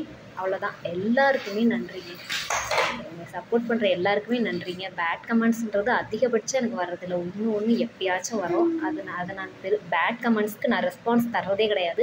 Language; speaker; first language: Tamil; native; Tamil